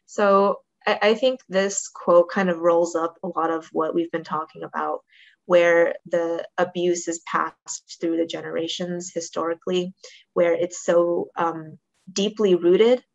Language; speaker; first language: English; native; English